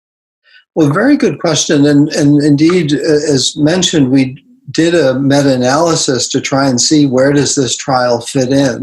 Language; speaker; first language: English; native; English